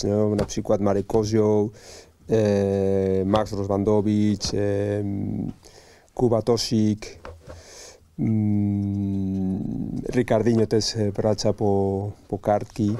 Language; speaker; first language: Polish; non-native, learner; Spanish